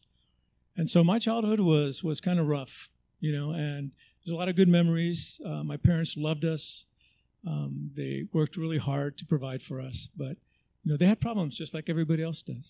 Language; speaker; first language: English; native; English